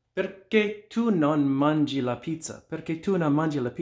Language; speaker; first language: Italian; non-native, fluent; English